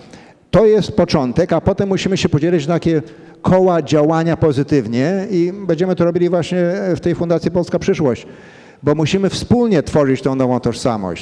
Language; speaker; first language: Polish; early bilingual, heritage; Polish